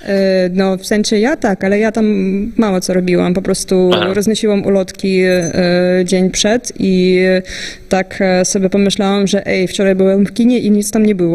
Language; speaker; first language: Polish; non-native, fluent; Russian